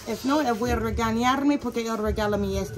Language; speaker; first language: Spanish; non-native, learner; English